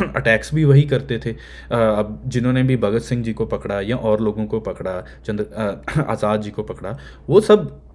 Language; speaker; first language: Hindi; native; Hindi